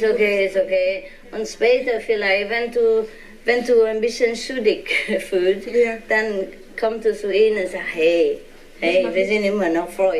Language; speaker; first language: German; non-native, learner; Vietnamese